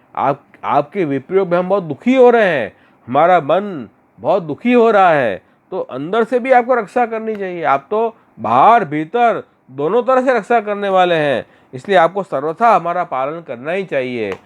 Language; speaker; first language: Hindi; non-native, local second language; Gujarati